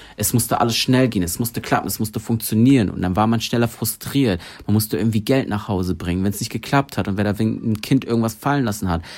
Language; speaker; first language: German; early bilingual, other home language; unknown